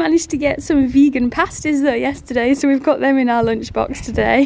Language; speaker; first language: English; native; English